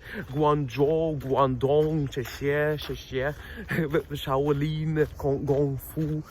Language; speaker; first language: Chinese; non-native, learner; Russian